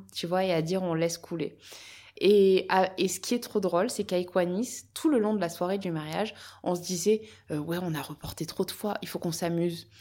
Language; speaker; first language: French; native; French